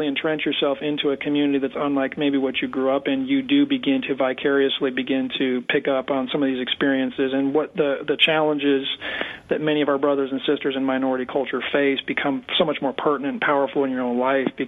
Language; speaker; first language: English; native; English